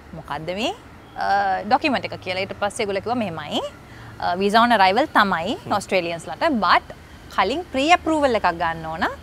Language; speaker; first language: Sinhala; native; Sinhala